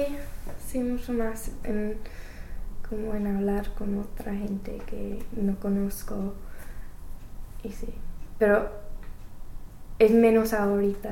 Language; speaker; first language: Spanish; non-native, learner; English